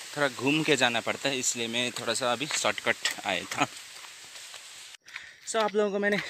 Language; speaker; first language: Hindi; non-native, local second language; Nepali